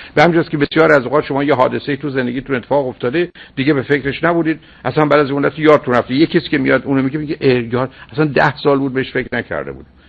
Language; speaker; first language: Persian; native; Persian